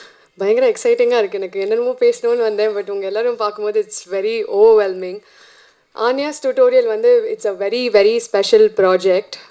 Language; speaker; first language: Tamil; non-native, local second language; Telugu